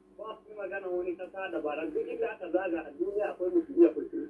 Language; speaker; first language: Hausa; non-native, local second language; Fula